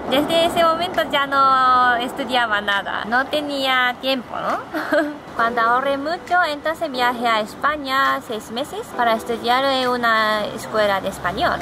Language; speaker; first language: Spanish; non-native, fluent; Japanese